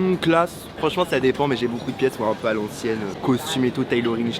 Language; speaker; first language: French; native; French